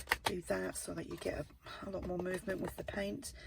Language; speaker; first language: English; native; English